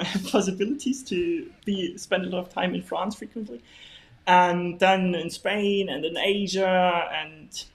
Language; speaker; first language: English; non-native, fluent; German